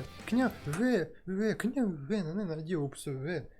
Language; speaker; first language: Korean; non-native, learner; Russian